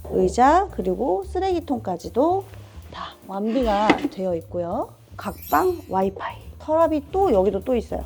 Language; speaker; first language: Korean; native; Korean